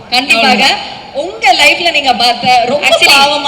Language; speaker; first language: Tamil; native; Tamil